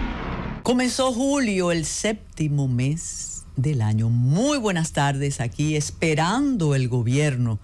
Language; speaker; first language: Spanish; native; Spanish